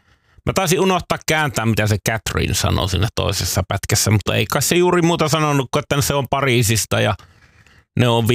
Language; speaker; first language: Finnish; native; Finnish